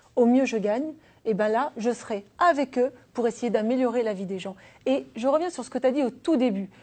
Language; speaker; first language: French; native; French